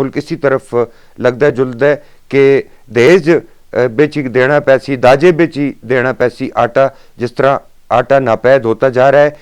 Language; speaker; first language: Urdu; non-native, local second language; Northern Hindko